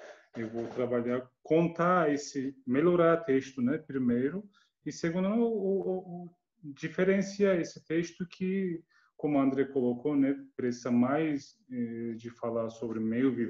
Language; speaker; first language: Portuguese; non-native, learner; Turkish